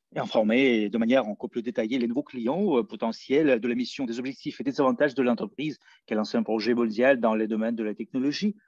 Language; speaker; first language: French; non-native, fluent; Spanish